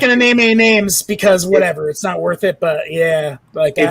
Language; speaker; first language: English; native; English